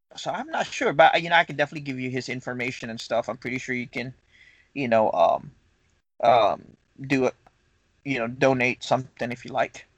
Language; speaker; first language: English; non-native, local second language; Filipino